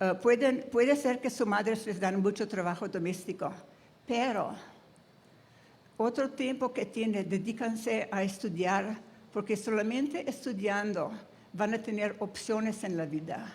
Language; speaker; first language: Spanish; non-native, fluent; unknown